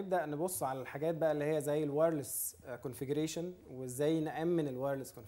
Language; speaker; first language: Arabic; native; Arabic